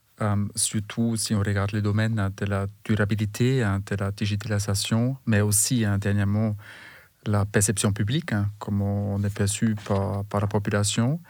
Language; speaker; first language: French; non-native, fluent; German